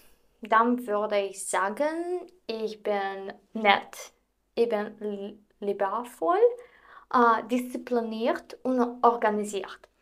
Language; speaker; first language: German; non-native, fluent; Russian